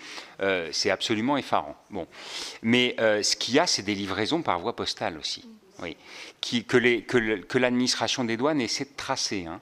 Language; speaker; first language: French; native; French